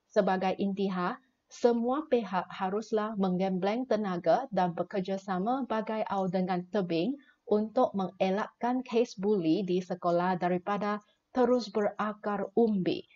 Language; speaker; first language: Malay; non-native, local second language; Chinese